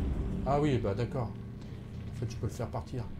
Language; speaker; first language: French; native; French